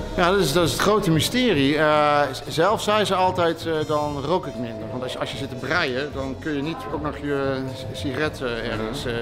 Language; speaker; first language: Dutch; native; Dutch